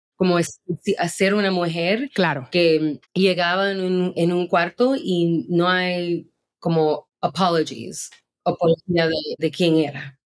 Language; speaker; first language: Spanish; early bilingual, heritage; Spanish